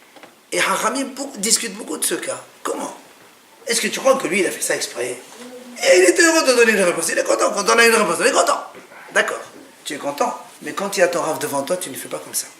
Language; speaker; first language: French; native; French